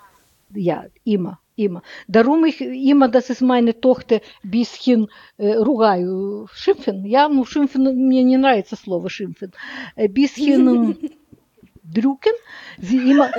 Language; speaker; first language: German; non-native, learner; Russian